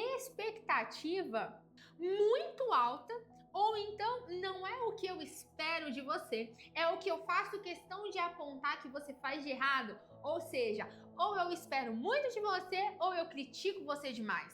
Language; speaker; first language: Portuguese; native; Portuguese